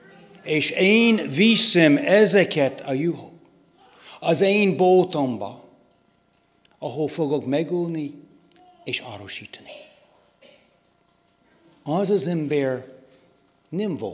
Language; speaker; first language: Hungarian; non-native, learner; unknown